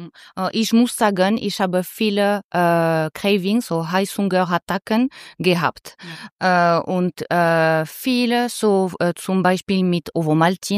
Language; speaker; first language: German; non-native, learner; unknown